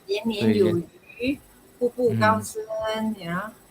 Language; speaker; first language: Chinese; native; Chinese